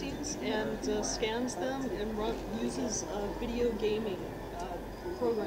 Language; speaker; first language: English; native; English